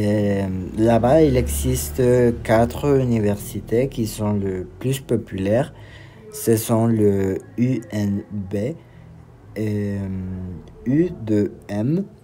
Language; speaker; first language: French; non-native, learner; Spanish